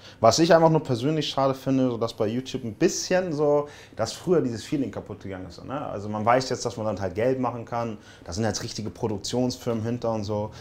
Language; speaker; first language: German; early bilingual, other home language; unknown